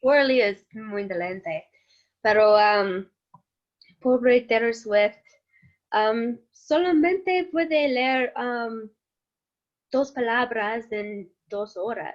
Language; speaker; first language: Spanish; non-native, learner; English